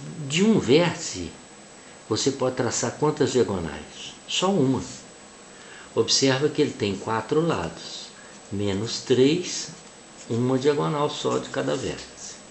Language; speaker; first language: Portuguese; native; Portuguese